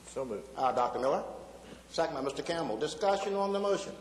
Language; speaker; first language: English; native; English